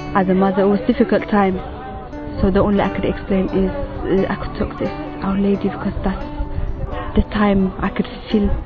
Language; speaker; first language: English; non-native, fluent; Tigrinya